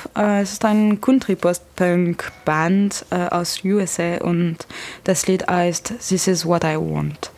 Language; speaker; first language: German; non-native, learner; French